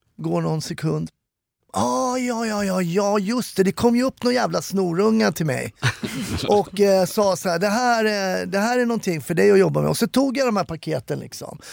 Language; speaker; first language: Swedish; native; Swedish